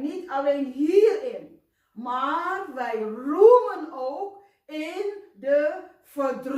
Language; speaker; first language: Dutch; non-native, fluent; Indonesian